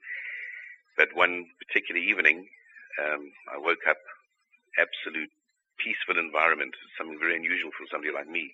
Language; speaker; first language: English; native; English